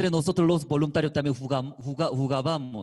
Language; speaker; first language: Spanish; non-native, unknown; Korean